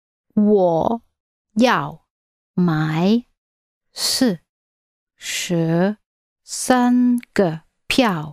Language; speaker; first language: Chinese; non-native, learner; English